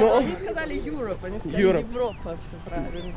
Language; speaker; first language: Russian; native; Russian